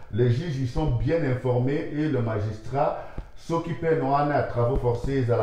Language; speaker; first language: French; non-native, local second language; Lingala